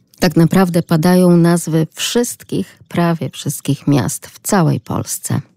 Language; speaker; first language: Polish; native; Polish